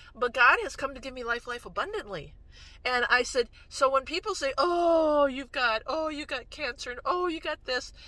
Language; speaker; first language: English; native; English